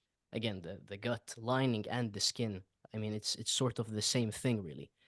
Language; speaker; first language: English; native; English